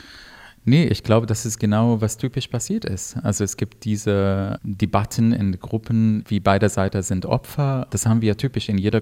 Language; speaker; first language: German; non-native, fluent; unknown